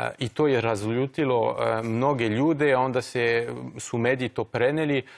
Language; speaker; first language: Croatian; non-native, fluent; French